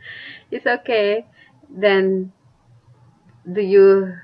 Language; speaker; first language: English; non-native, fluent; Indonesian